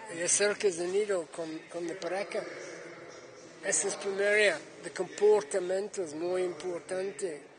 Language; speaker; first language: Spanish; non-native, learner; English